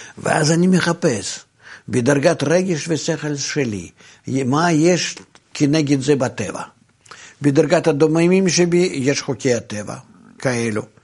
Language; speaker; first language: Hebrew; non-native, fluent; Russian